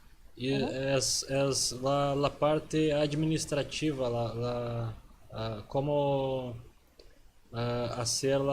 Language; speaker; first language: Spanish; non-native, learner; Portuguese